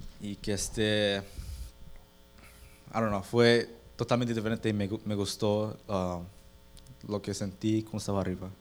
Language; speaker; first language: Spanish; early bilingual, heritage; Spanish